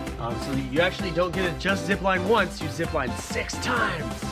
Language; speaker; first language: English; native; English